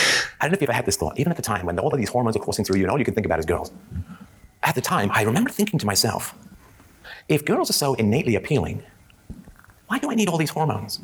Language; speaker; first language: English; native; English